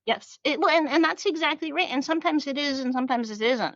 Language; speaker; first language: English; native; English